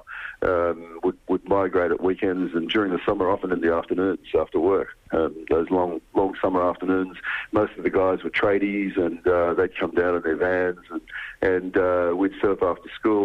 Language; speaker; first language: English; native; English